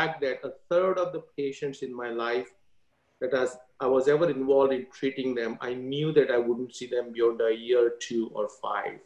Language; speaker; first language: English; non-native, local second language; Gujarati